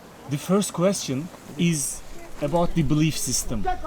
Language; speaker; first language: English; non-native, fluent; Turkish